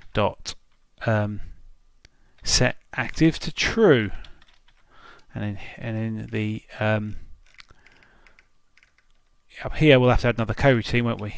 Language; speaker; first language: English; native; English